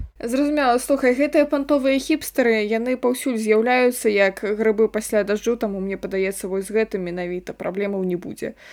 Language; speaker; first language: Belarusian; non-native, local second language; Russian